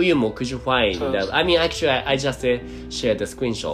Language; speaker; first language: English; non-native, fluent; Japanese